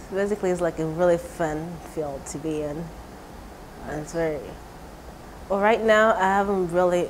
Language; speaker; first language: English; non-native, local second language; Igbo